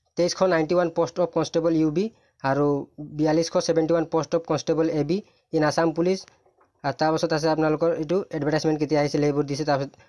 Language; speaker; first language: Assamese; non-native, local second language; Sadri